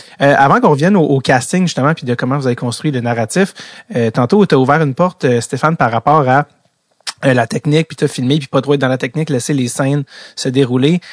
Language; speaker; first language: French; native; French